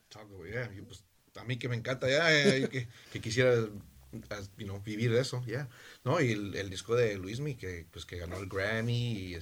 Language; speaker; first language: Spanish; early bilingual, heritage; Spanish